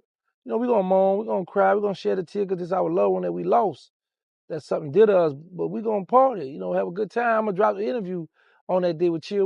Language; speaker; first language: English; native; English